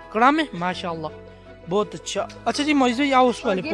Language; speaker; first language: Urdu; native; Urdu